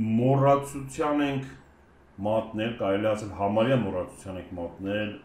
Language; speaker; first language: Armenian; native; Armenian